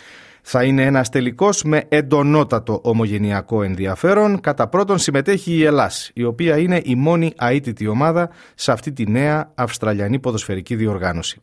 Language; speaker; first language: Greek; native; Greek